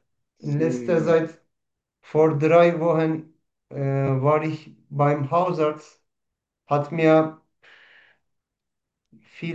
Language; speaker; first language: German; non-native, learner; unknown